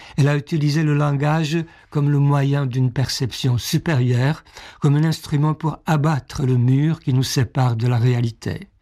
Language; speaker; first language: French; non-native, fluent; Czech